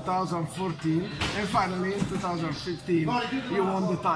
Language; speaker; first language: English; non-native, fluent; Italian